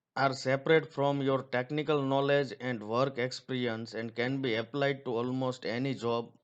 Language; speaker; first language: English; non-native, local second language; Gujarati